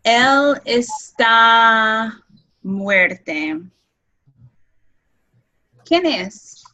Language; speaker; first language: Spanish; non-native, fluent; English